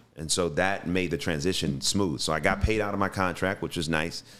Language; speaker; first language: English; native; English